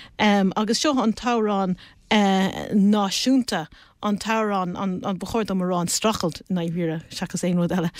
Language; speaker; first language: Irish; native; Irish